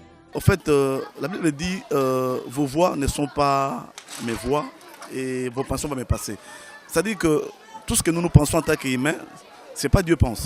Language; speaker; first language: French; non-native, local second language; Lingala